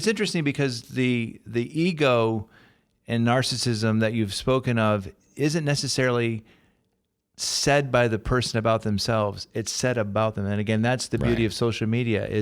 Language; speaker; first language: English; native; English